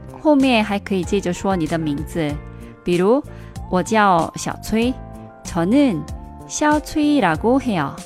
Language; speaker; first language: Chinese; non-native, fluent; Korean